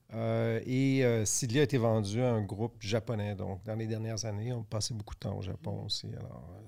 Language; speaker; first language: French; native; French